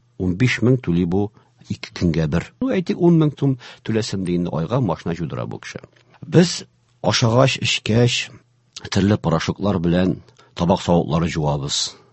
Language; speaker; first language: Tatar; native; Tatar